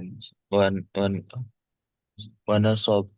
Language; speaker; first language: Arabic; non-native, learner; Indonesian